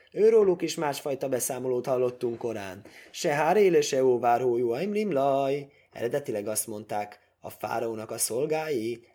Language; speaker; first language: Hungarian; early bilingual, heritage; Hungarian